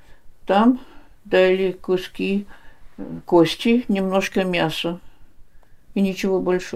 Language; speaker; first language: Russian; early bilingual, heritage; Russian